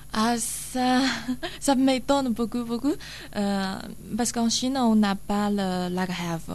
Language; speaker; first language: French; non-native, learner; Chinese